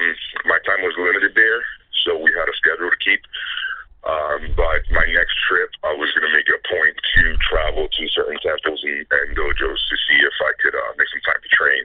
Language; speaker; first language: English; non-native, fluent; Spanish